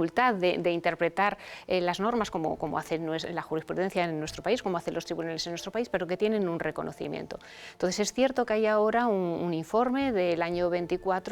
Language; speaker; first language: Spanish; native; Spanish